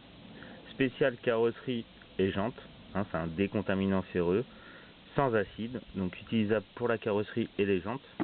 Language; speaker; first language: French; native; French